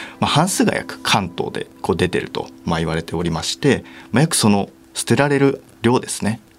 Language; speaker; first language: Japanese; native; Japanese